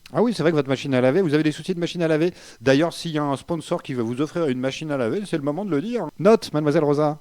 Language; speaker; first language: French; native; French